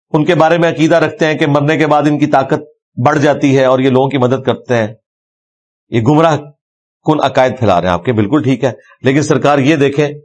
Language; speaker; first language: Urdu; non-native, local second language; Punjabi